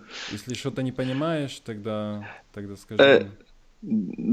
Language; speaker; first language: Russian; early bilingual, heritage; Russian